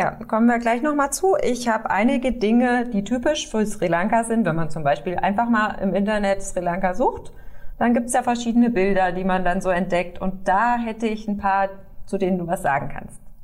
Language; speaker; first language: German; native; German